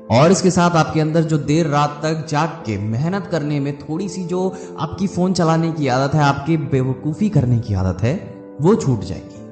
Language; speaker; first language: Hindi; native; Hindi